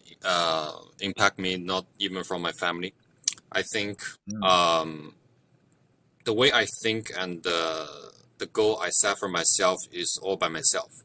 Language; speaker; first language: English; non-native, fluent; Chinese